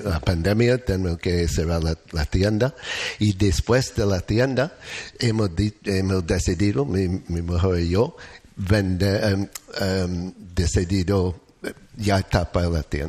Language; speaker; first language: Spanish; non-native, learner; English